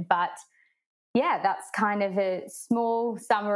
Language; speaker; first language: English; native; English